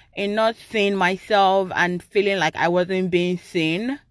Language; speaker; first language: English; non-native, local second language; Yoruba